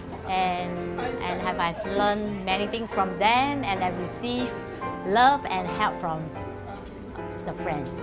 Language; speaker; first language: English; non-native, fluent; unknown